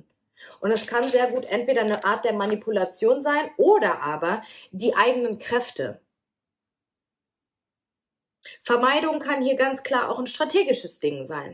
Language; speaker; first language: German; native; German